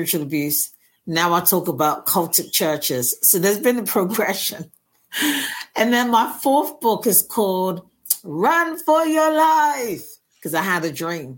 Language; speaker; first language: English; native; English